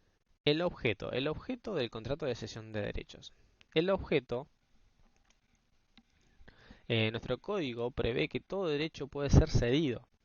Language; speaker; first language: Spanish; native; Spanish